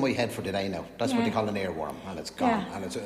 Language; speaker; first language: English; native; English